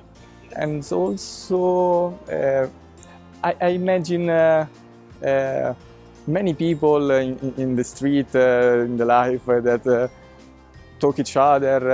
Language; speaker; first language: English; non-native, fluent; Italian